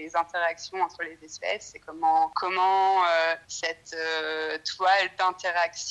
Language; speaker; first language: French; native; French